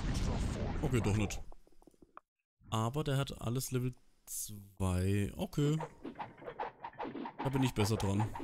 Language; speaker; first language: German; native; German